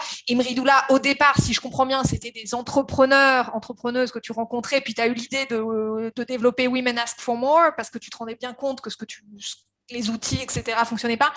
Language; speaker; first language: French; native; French